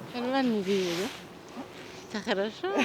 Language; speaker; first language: Russian; non-native, learner; French